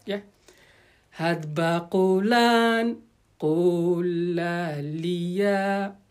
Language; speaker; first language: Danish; non-native, fluent; French